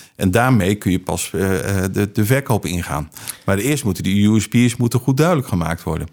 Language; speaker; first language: Dutch; native; Dutch